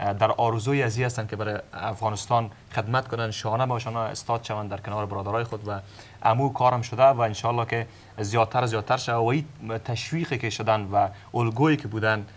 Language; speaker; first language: Persian; native; Persian